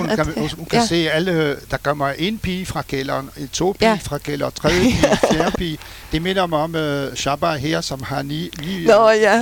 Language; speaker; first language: Danish; non-native, fluent; French